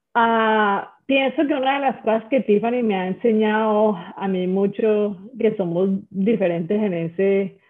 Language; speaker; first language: Spanish; native; Spanish